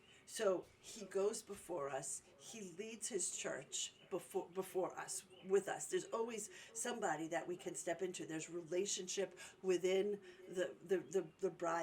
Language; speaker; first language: English; native; English